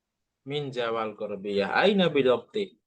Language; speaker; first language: Arabic; non-native, fluent; Indonesian